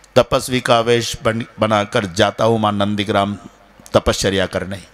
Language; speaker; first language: Hindi; non-native, local second language; Marathi